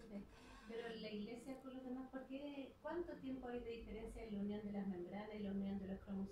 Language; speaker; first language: Spanish; native; Spanish